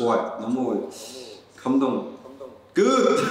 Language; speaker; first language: Korean; non-native, learner; Cantonese